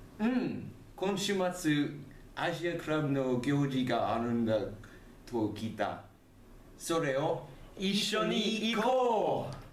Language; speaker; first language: Japanese; non-native, learner; English